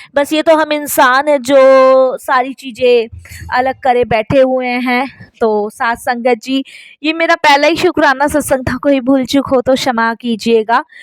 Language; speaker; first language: Hindi; native; Hindi